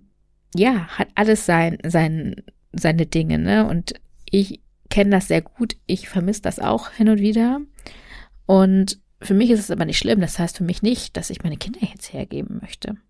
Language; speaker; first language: German; native; German